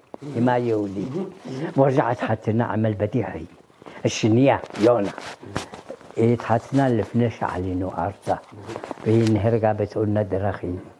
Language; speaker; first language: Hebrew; early bilingual, other home language; Arabic